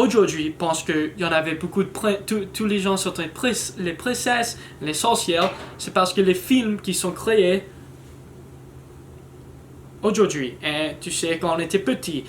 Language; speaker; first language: French; non-native, learner; English